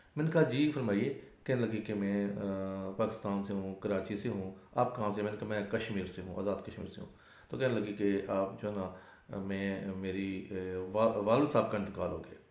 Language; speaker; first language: Urdu; non-native, local second language; Punjabi